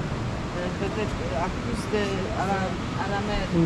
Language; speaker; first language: French; non-native, learner; Polish